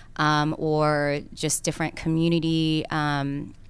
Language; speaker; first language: English; early bilingual, other home language; Korean